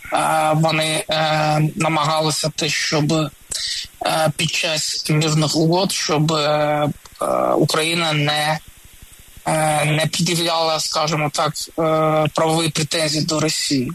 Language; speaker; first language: Ukrainian; non-native, local second language; Russian